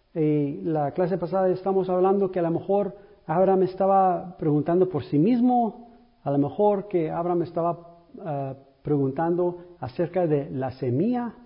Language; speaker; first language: Spanish; early bilingual, other home language; English